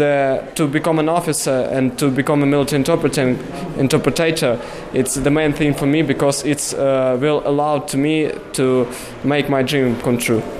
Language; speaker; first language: English; non-native, learner; Ukrainian